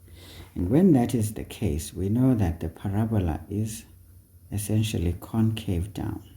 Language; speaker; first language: English; non-native, local second language; Xhosa